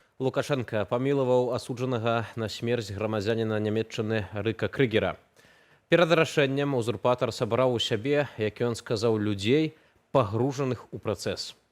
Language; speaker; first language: Belarusian; native; Belarusian